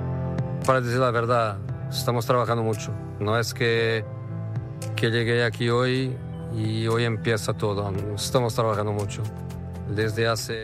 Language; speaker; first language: Spanish; non-native, fluent; Portuguese